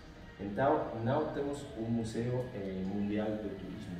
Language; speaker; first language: Portuguese; non-native, fluent; Spanish